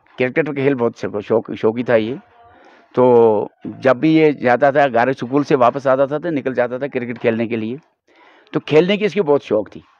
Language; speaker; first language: Hindi; non-native, local second language; Kashmiri